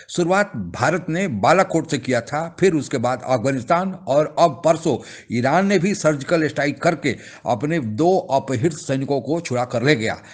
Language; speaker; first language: Hindi; native; Hindi